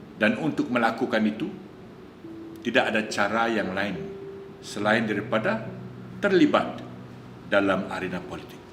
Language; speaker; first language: Malay; non-native, local second language; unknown